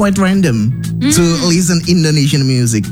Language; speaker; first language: English; non-native, local second language; Indonesian